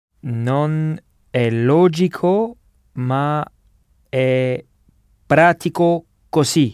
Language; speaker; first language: Italian; non-native, learner; French